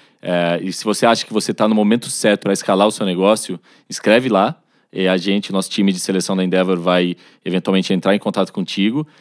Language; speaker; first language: Portuguese; native; Portuguese